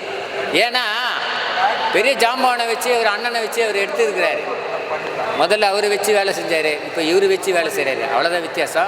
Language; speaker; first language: Tamil; native; Tamil